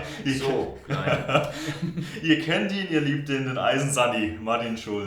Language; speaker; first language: German; native; German